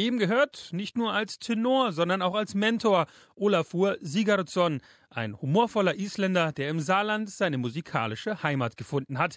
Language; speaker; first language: German; native; German